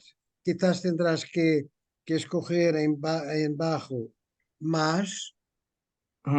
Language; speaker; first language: Spanish; non-native, fluent; Portuguese